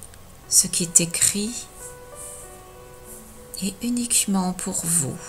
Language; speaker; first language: French; native; French